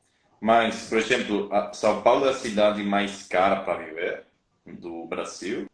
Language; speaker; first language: Portuguese; non-native, learner; Spanish